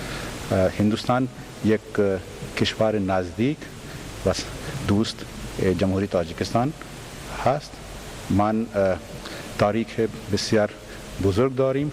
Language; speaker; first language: Persian; non-native, learner; Hindi